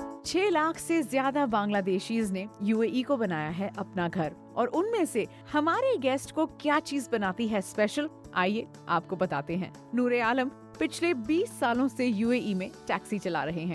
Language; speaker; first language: Hindi; native; Hindi